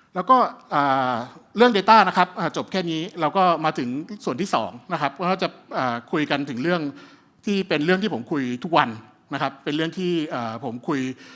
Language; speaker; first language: Thai; early bilingual, heritage; Thai